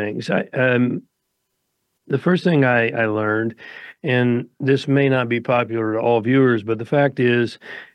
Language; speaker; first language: English; native; English